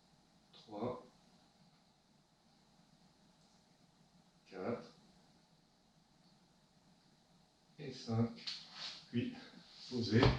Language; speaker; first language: French; native; French